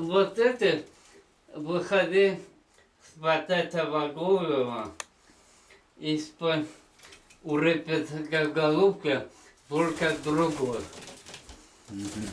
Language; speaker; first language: Russian; non-native, local second language; Ukrainian